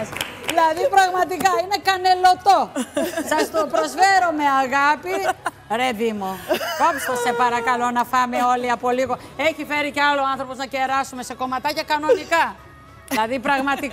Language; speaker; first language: Greek; native; Greek